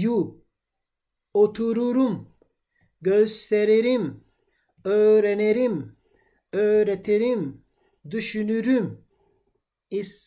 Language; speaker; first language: Turkish; non-native, fluent; Urdu